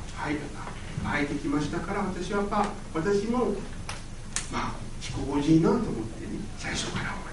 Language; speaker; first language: Japanese; non-native, fluent; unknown